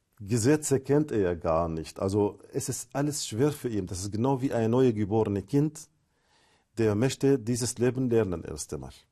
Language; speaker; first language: German; non-native, fluent; Arabic